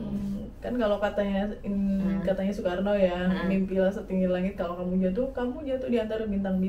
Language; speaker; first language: Indonesian; native; Indonesian